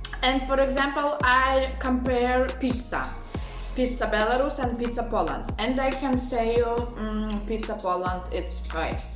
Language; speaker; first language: English; non-native, learner; Russian